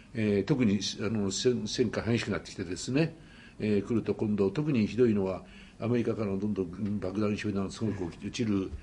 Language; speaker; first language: Japanese; native; Japanese